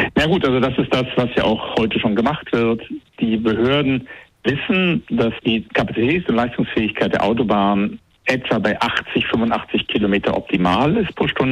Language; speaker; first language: German; native; German